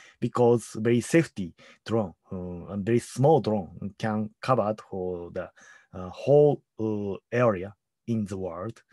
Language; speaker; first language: English; non-native, learner; Japanese